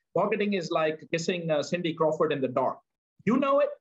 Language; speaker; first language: English; non-native, local second language; Punjabi